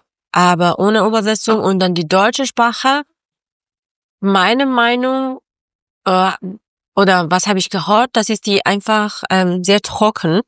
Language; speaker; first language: German; non-native, learner; Persian